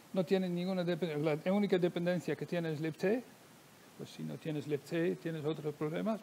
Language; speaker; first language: Spanish; non-native, fluent; Dutch